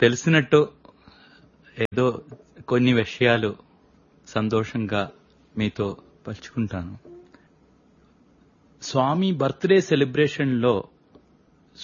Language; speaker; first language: Telugu; non-native, local second language; Malayalam